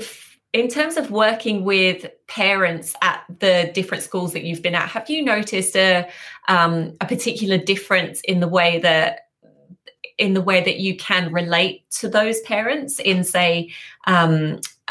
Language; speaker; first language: English; native; English